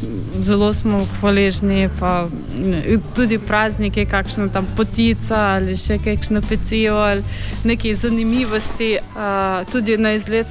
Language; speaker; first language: Slovenian; non-native, fluent; Ukrainian